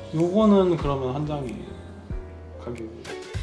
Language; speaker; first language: Korean; native; Korean